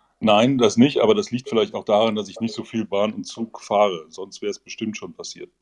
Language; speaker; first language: German; native; German